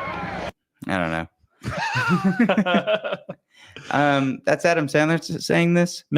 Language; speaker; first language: English; native; English